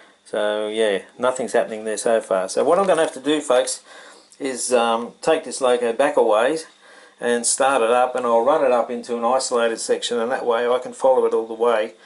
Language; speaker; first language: English; native; English